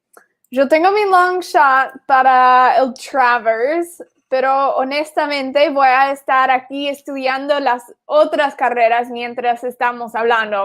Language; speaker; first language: Spanish; non-native, fluent; English